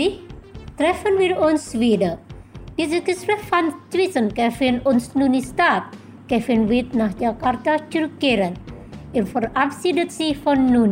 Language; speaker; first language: German; non-native, fluent; Indonesian